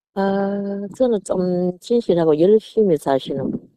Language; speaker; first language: Korean; native; Korean